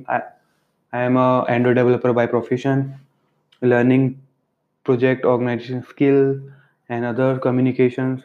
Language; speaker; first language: English; non-native, local second language; Hindi